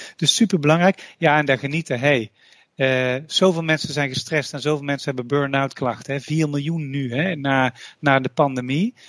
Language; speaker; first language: Dutch; native; Dutch